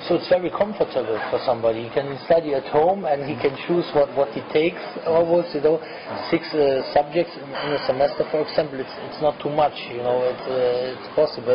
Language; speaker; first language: English; non-native, fluent; German